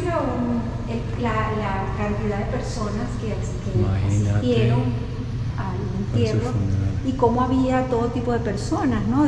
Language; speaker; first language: Spanish; native; Spanish